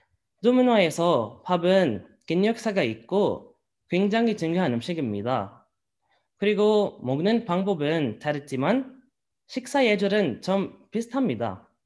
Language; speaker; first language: Korean; non-native, learner; Arabic